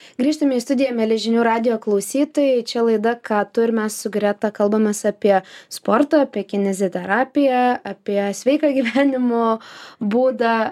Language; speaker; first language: Lithuanian; native; Lithuanian